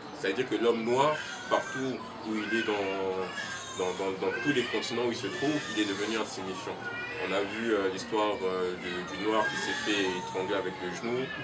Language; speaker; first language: French; early bilingual, other home language; Lingala